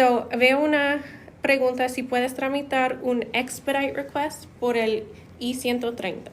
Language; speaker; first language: Spanish; non-native, fluent; English